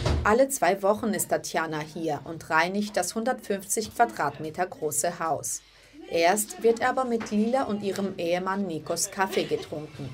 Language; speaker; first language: German; early bilingual, other home language; Greek